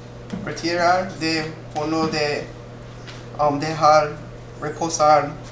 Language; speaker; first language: Spanish; non-native, learner; English